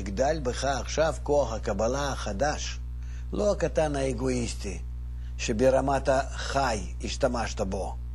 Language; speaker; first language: Hebrew; non-native, fluent; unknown